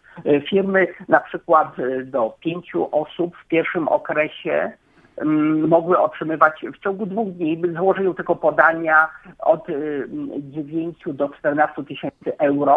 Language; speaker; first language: Polish; native; Polish